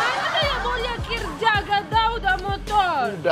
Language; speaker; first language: Indonesian; non-native, learner; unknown